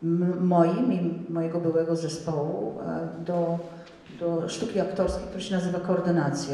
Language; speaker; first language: Polish; non-native, fluent; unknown